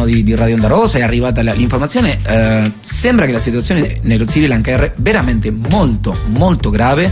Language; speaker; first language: Italian; native; Italian